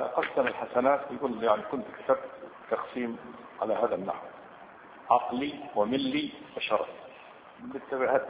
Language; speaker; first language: Arabic; native; Arabic